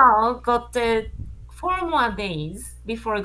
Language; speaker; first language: English; non-native, learner; Japanese